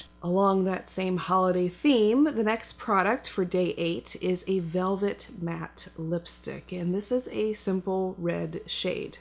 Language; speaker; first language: English; native; English